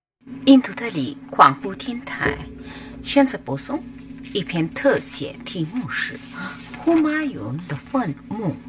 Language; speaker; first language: Chinese; non-native, fluent; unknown